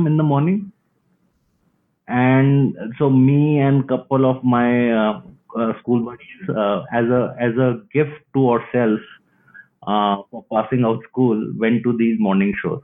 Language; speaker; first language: English; non-native, local second language; Hindi